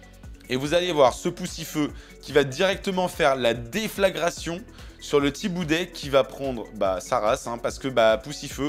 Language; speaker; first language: French; native; French